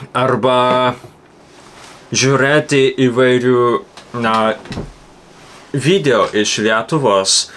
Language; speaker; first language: Lithuanian; non-native, learner; Japanese